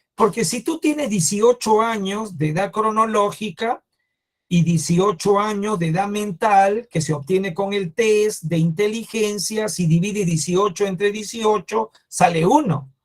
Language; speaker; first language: Spanish; native; Spanish